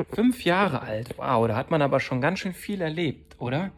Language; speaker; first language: German; native; German